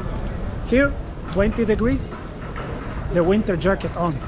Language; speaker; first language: English; non-native, fluent; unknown